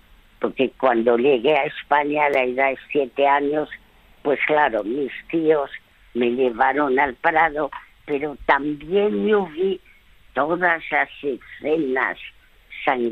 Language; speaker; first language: Spanish; early bilingual, other home language; French